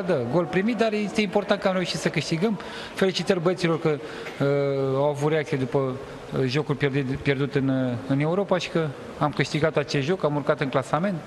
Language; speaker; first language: Romanian; native; Romanian